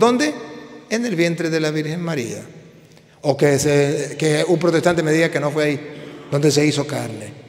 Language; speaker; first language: Spanish; native; Spanish